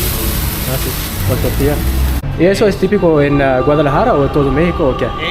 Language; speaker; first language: Spanish; non-native, learner; English